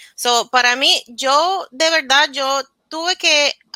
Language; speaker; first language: Spanish; early bilingual, heritage; Spanish